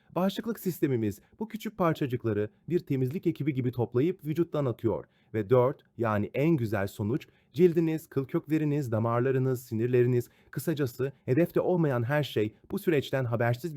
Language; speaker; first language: Turkish; native; Turkish